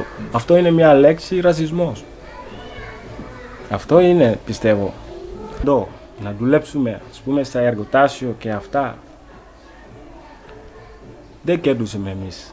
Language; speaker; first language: Greek; non-native, learner; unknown